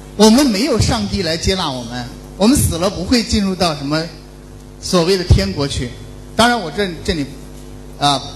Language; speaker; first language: Chinese; native; Chinese